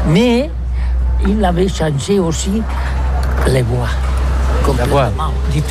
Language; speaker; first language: French; non-native, learner; Catalan